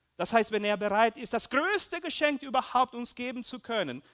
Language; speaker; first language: German; early bilingual, heritage; Spanish